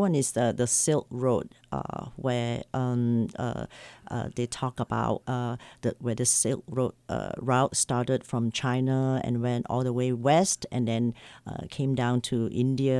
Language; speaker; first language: English; non-native, local second language; Chinese